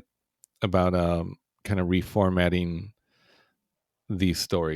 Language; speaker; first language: English; native; English